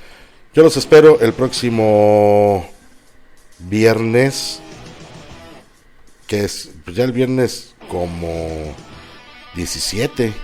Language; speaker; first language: Spanish; native; Spanish